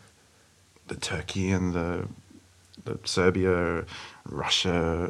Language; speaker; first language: English; native; English